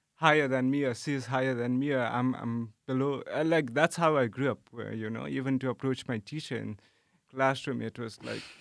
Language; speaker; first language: English; non-native, local second language; Nepali